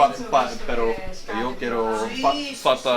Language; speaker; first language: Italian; non-native, learner; Norwegian